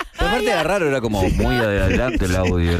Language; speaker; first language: Spanish; native; Spanish